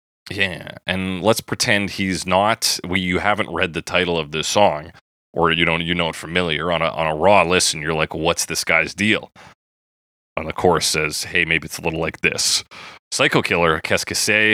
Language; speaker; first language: English; native; English